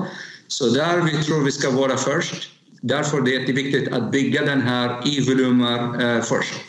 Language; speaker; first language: Swedish; non-native, fluent; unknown